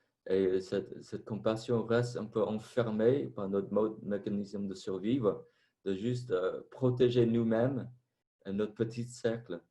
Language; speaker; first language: French; non-native, fluent; Vietnamese